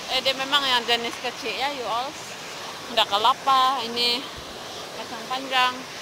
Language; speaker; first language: Malay; non-native, local second language; Central Dusun